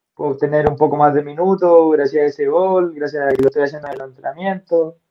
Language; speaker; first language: Spanish; native; Spanish